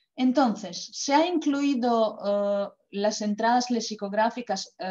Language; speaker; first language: Spanish; non-native, fluent; Croatian